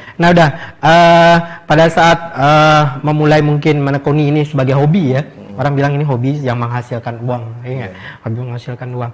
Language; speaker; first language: Indonesian; native; Indonesian